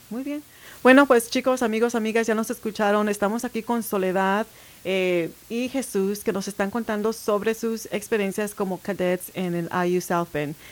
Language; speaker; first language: Spanish; early bilingual, heritage; Spanish